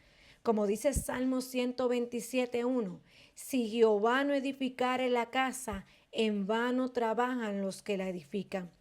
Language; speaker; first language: Spanish; native; Spanish